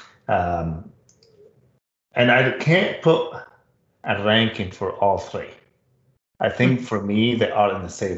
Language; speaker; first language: English; non-native, fluent; Arabic